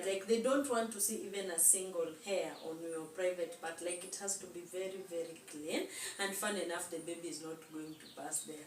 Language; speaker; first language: English; non-native, local second language; Swahili